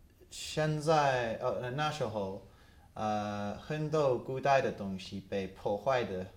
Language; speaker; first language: Chinese; non-native, fluent; English